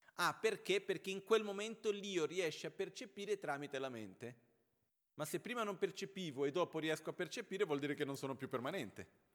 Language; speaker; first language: Italian; non-native, fluent; Portuguese